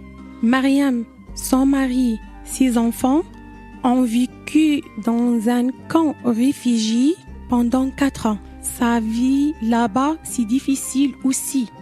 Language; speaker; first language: French; non-native, learner; Arabic